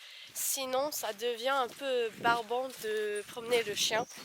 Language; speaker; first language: French; non-native, fluent; English